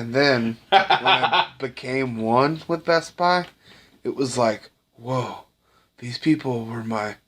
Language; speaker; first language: English; native; English